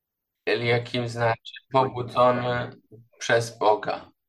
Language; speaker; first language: Polish; non-native, learner; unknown